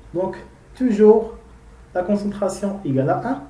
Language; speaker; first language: French; non-native, local second language; Arabic